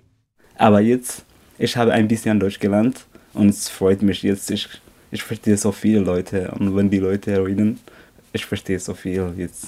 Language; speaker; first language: German; non-native, learner; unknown